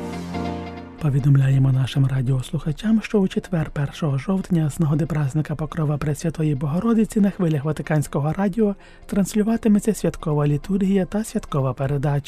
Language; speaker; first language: Ukrainian; native; Ukrainian